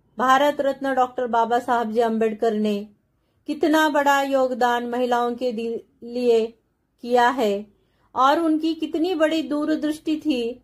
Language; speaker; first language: Hindi; non-native, local second language; Marathi